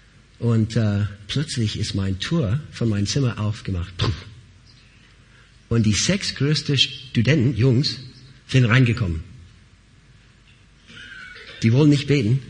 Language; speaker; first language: German; non-native, fluent; English